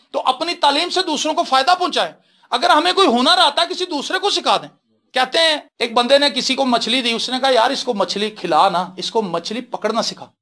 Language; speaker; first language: Urdu; non-native, local second language; Punjabi